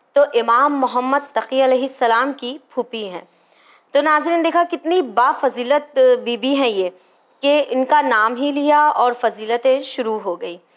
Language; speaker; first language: Hindi; native; Hindi